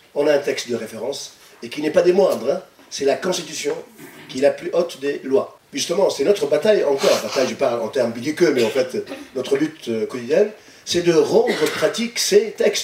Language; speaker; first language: French; non-native, local second language; Arabic